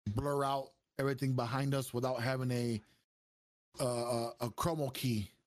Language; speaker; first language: English; early bilingual, other home language; Spanish